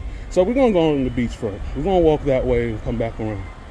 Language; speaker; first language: English; native; English